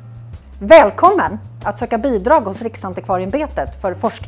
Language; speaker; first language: Swedish; native; Swedish